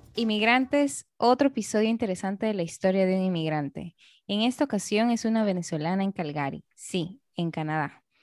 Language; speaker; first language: Spanish; native; Spanish